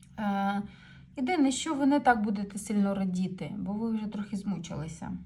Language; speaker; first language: Ukrainian; non-native, local second language; Russian